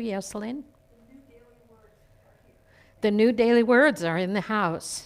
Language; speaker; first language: English; native; English